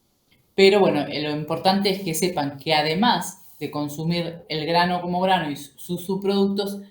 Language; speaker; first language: Spanish; native; Spanish